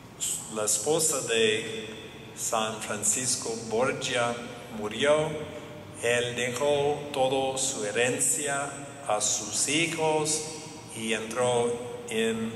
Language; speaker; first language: Spanish; non-native, learner; English